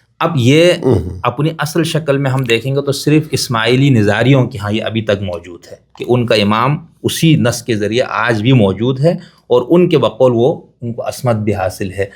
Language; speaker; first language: Urdu; native; Urdu